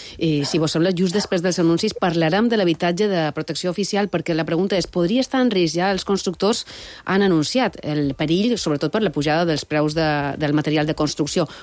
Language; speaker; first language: Catalan; native; Catalan